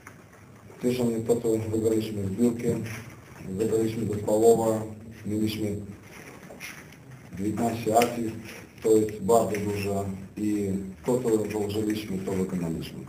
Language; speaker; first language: Polish; non-native, fluent; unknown